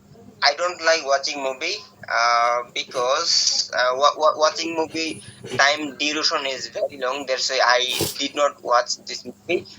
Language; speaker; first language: English; non-native, learner; Bangla